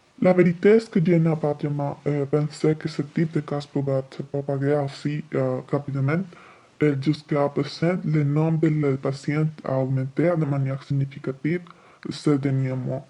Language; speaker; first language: French; non-native, learner; Spanish